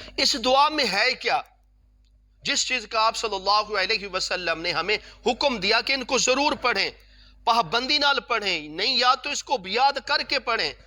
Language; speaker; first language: Urdu; non-native, local second language; Punjabi